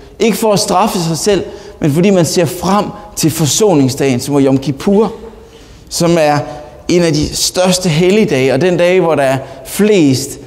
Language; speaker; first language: Danish; native; Danish